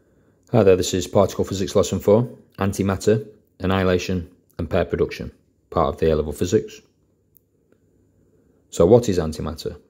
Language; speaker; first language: English; native; English